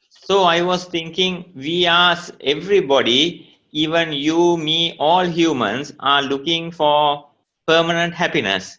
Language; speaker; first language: English; non-native, local second language; Sinhala